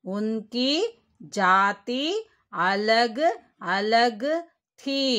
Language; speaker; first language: Hindi; non-native, local second language; Kannada